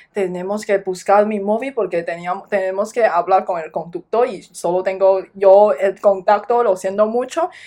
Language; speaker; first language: Spanish; non-native, learner; Chinese